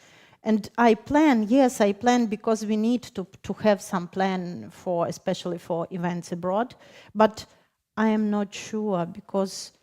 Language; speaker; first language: English; non-native, fluent; Ukrainian